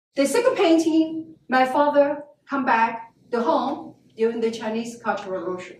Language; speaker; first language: English; non-native, learner; Chinese